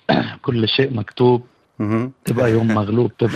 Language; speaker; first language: Arabic; native; Arabic